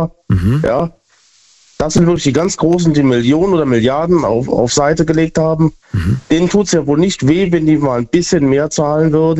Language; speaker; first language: German; native; German